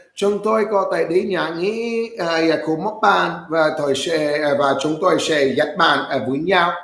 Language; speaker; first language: Vietnamese; non-native, learner; English